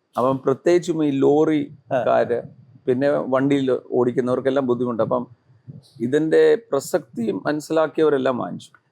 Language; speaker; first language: Malayalam; early bilingual, other home language; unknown